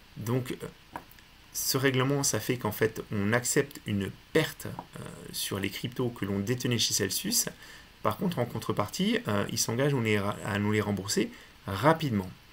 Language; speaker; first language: French; native; French